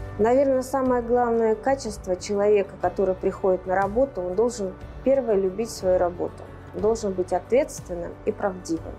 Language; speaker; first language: Russian; native; Russian